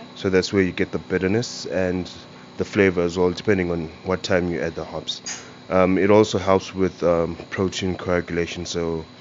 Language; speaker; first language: English; non-native, local second language; Shona